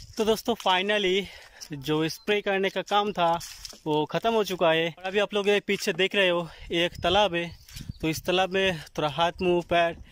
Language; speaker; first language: Hindi; non-native, local second language; Bangla